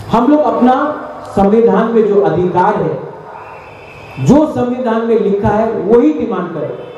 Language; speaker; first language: Hindi; non-native, local second language; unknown